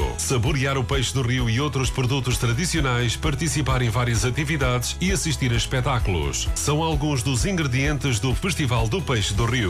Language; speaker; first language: Portuguese; native; Portuguese